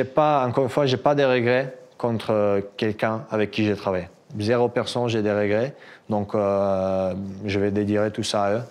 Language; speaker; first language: French; non-native, fluent; Russian